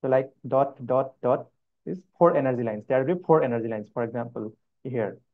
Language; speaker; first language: English; non-native, local second language; Assamese